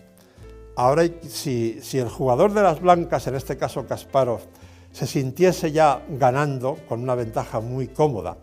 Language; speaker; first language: Spanish; native; Spanish